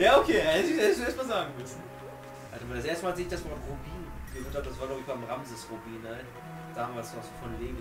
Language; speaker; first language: German; native; German